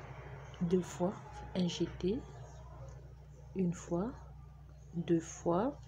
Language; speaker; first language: French; native; French